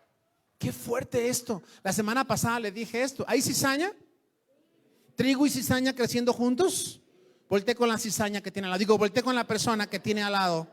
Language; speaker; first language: Spanish; native; Spanish